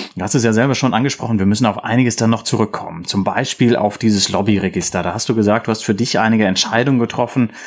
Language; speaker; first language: German; native; German